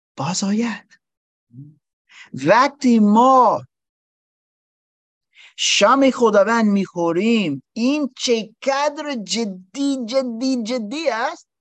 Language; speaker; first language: Persian; non-native, learner; English